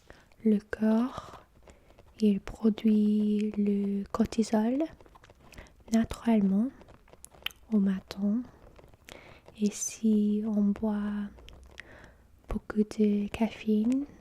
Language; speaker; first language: French; non-native, fluent; English